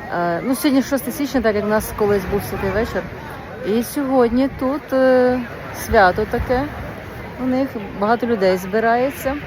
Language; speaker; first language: Ukrainian; native; Ukrainian